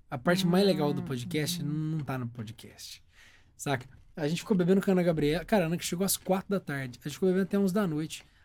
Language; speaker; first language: Portuguese; native; Portuguese